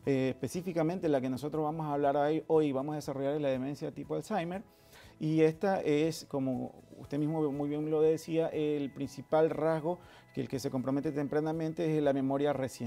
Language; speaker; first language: Spanish; native; Spanish